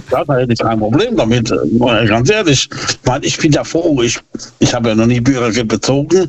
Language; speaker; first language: German; native; German